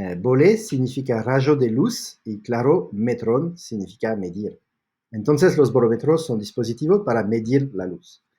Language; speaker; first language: Spanish; non-native, fluent; French